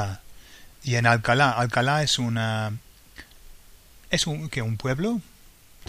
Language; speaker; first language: Spanish; non-native, fluent; English